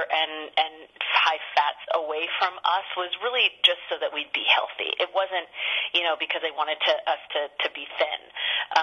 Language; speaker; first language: English; native; English